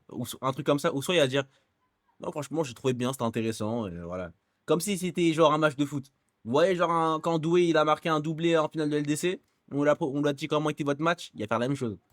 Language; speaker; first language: French; native; French